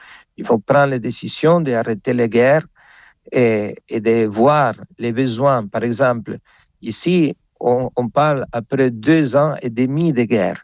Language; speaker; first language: French; non-native, fluent; Spanish